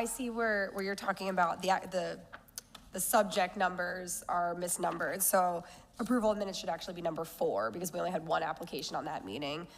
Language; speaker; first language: English; native; English